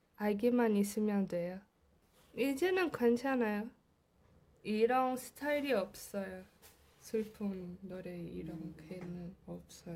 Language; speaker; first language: Korean; non-native, learner; Portuguese